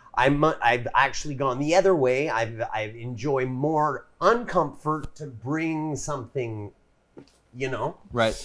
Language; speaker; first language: English; native; English